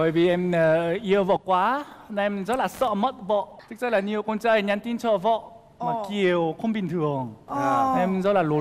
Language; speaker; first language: Vietnamese; non-native, fluent; Korean